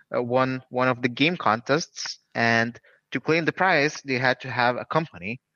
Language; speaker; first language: English; non-native, fluent; Lithuanian